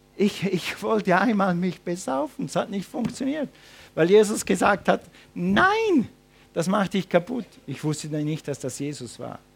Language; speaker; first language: German; non-native, fluent; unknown